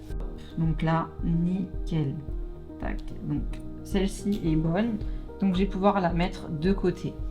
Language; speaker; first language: French; native; French